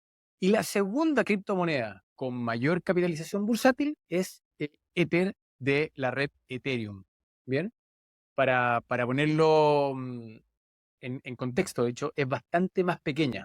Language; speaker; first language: Spanish; native; Spanish